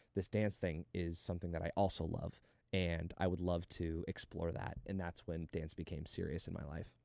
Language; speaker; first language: English; native; English